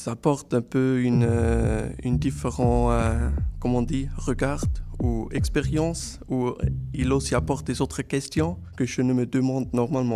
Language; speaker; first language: French; non-native, local second language; German